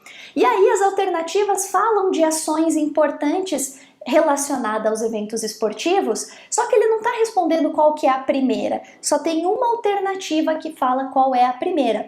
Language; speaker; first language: Portuguese; native; Portuguese